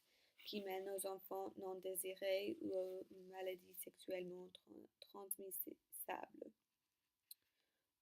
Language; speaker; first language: French; non-native, learner; English